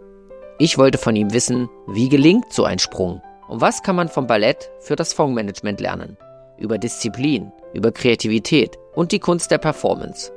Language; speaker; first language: German; native; German